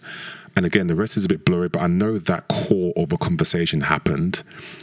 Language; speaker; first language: English; native; English